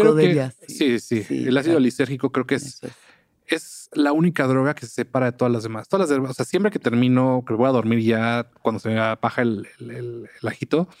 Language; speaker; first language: Spanish; native; Spanish